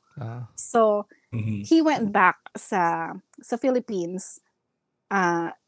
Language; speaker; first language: English; non-native, local second language; Filipino